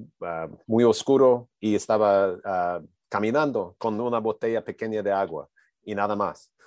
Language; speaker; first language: Spanish; non-native, learner; English